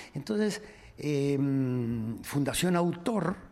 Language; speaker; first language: Spanish; native; Spanish